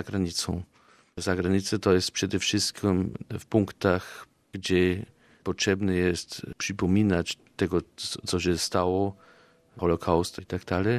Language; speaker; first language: Polish; non-native, fluent; German